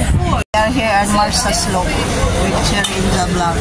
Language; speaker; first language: English; non-native, local second language; Filipino